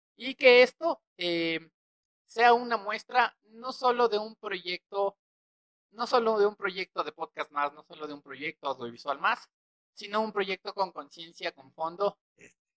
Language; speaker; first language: Spanish; native; Spanish